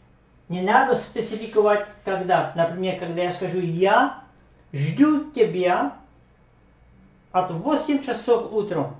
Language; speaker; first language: Russian; non-native, fluent; Slovak